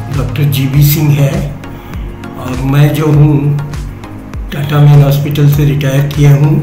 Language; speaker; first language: Hindi; native; Hindi